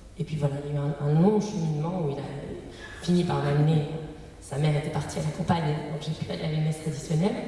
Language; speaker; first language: French; native; French